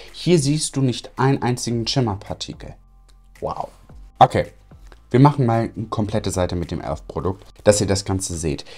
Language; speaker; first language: German; native; German